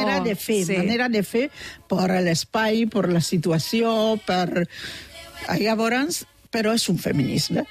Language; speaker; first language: Catalan; non-native, fluent; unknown